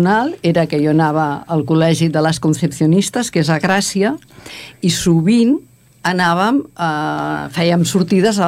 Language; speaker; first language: Catalan; native; Catalan